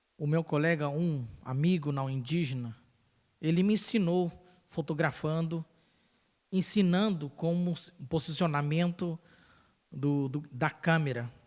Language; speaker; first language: Portuguese; non-native, local second language; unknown